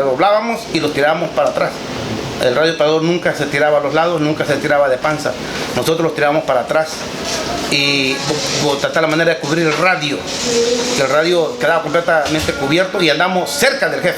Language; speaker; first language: Spanish; native; Spanish